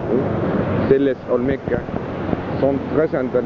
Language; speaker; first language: French; early bilingual, heritage; Spanish